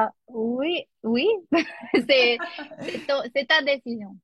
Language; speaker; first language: French; non-native, learner; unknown